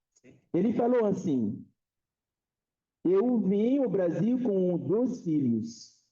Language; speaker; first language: Portuguese; non-native, fluent; Haitian Creole